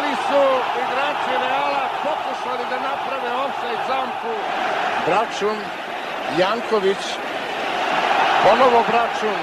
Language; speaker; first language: Serbian; native; Serbian